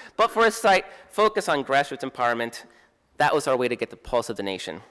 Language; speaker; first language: English; native; English